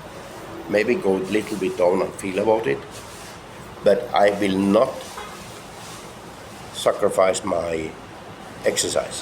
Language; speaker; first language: English; non-native, fluent; Norwegian